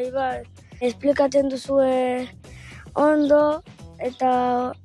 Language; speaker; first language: Basque; non-native, local second language; Spanish